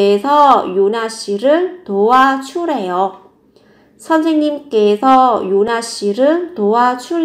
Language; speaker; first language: Korean; non-native, fluent; Vietnamese